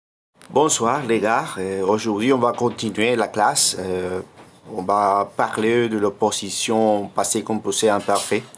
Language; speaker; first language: French; non-native, fluent; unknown